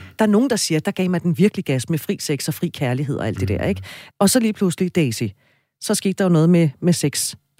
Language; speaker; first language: Danish; native; Danish